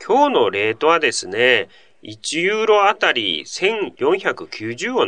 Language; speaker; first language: Japanese; native; Japanese